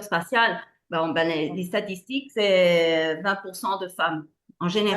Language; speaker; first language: French; non-native, fluent; Spanish